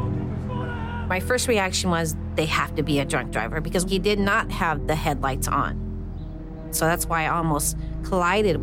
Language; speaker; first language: English; native; English